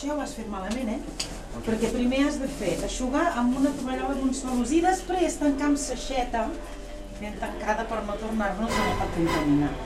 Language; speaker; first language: Catalan; native; Catalan